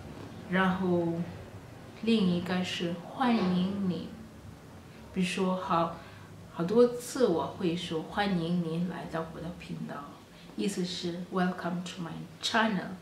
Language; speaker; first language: Chinese; non-native, fluent; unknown